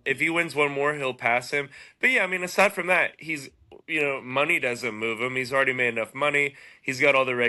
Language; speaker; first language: English; native; English